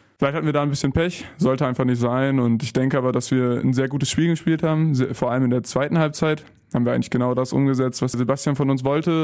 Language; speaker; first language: German; native; German